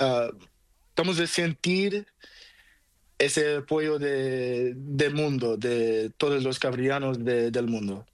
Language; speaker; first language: Spanish; non-native, learner; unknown